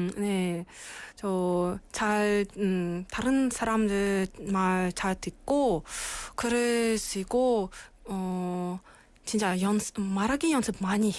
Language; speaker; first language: Korean; non-native, learner; Russian